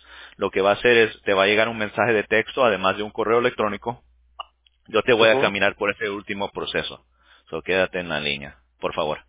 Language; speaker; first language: Spanish; early bilingual, heritage; English